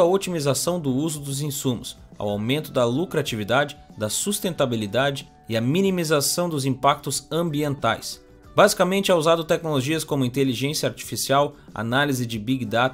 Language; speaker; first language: Portuguese; native; Portuguese